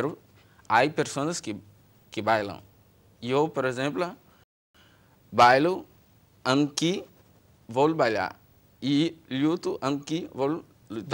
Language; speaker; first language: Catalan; non-native, learner; Portuguese